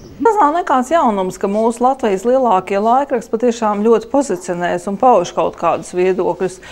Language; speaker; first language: Latvian; native; Latvian